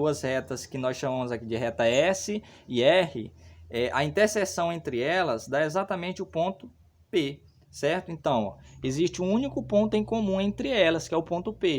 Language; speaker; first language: Portuguese; native; Portuguese